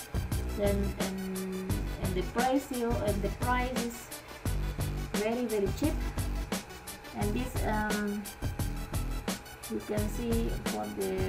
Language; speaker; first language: English; non-native, learner; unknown